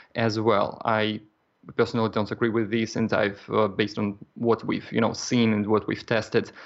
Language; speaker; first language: English; non-native, fluent; Russian